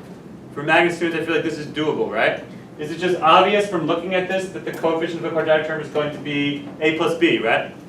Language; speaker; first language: English; native; English